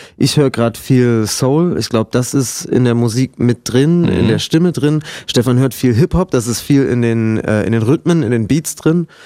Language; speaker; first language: German; native; German